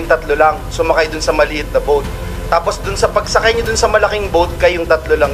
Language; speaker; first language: Filipino; native; Filipino